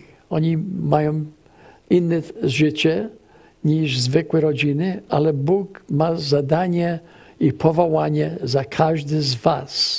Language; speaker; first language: Polish; early bilingual, heritage; English